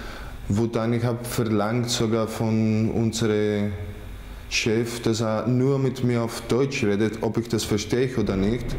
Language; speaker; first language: German; non-native, fluent; Greek